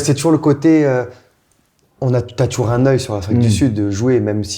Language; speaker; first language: French; native; French